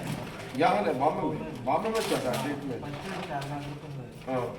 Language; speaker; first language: Hindi; non-native, local second language; Telugu